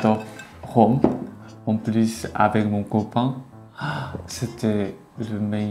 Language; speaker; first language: French; non-native, learner; Korean